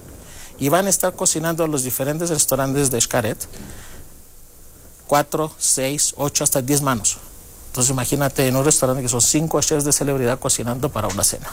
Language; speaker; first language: Spanish; non-native, fluent; Greek